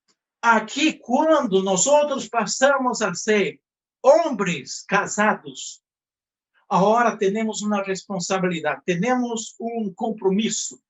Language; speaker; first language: Spanish; non-native, fluent; Portuguese